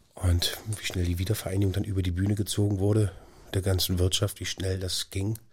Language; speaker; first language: German; native; German